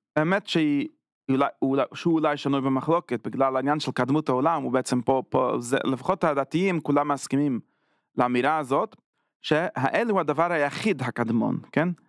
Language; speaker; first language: Hebrew; non-native, fluent; English